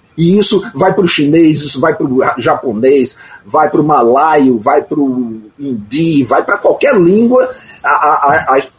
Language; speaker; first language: Portuguese; native; Portuguese